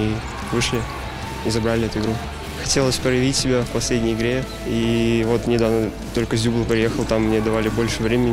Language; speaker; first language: Russian; native; Russian